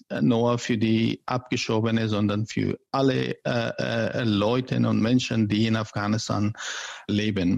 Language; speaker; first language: German; non-native, learner; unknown